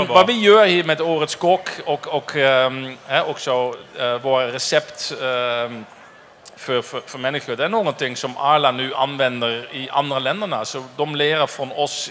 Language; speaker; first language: Swedish; non-native, fluent; Dutch